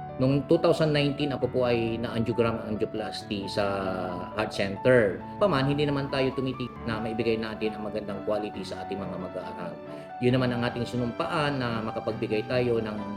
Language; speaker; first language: Filipino; non-native, local second language; Pangasinan